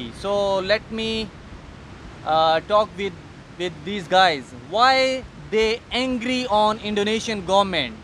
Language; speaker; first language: English; non-native, learner; Urdu